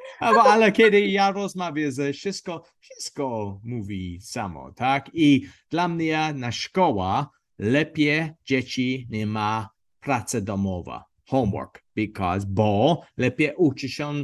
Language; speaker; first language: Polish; non-native, learner; English